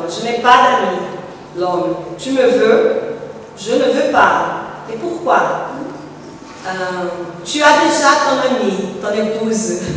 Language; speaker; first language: French; non-native, fluent; Portuguese